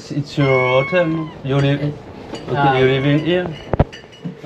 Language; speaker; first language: English; non-native, learner; French